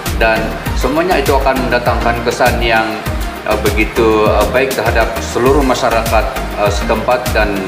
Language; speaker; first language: Malay; non-native, local second language; Central Dusun